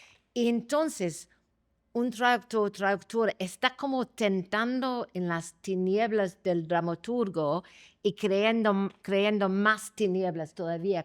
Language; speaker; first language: Spanish; non-native, fluent; English